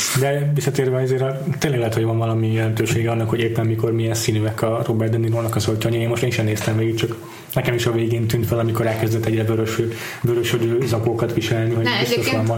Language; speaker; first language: Hungarian; native; Hungarian